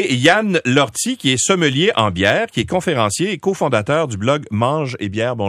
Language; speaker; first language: French; native; French